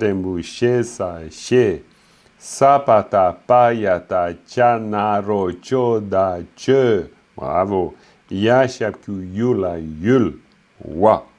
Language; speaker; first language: French; native; French